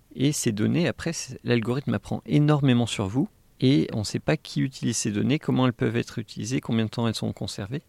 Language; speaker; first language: French; native; French